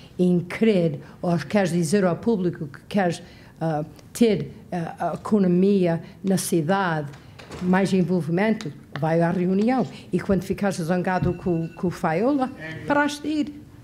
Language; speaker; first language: Portuguese; native; Portuguese